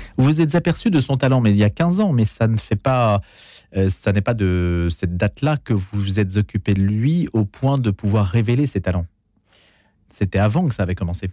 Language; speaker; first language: French; native; French